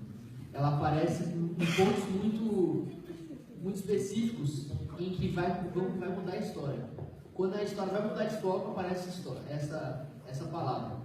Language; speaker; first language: Portuguese; native; Portuguese